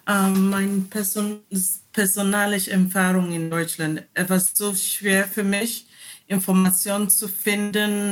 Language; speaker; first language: German; non-native, learner; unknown